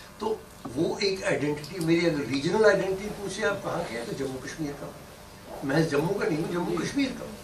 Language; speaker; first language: Hindi; non-native, local second language; Dogri